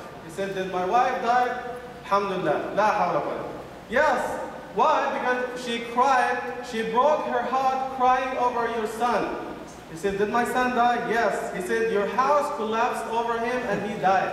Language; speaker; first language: English; non-native, fluent; Arabic